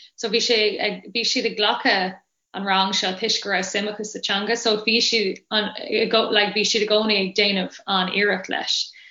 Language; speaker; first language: Irish; non-native, local second language; English